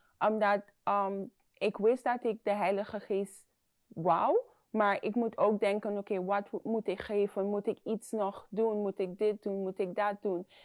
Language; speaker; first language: Dutch; non-native, fluent; English